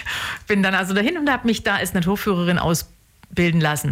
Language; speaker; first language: German; native; German